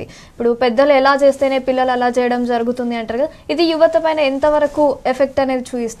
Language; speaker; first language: Telugu; native; Telugu